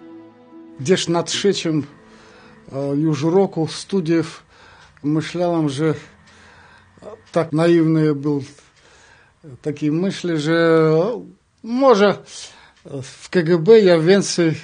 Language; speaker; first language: Polish; non-native, learner; Russian